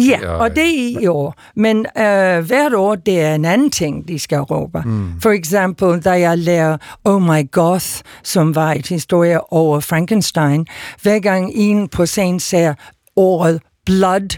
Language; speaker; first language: Danish; non-native, fluent; English